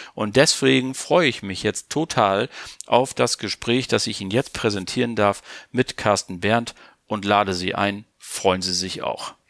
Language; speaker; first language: German; native; German